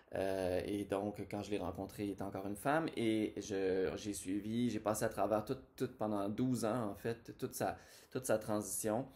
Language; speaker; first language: French; native; French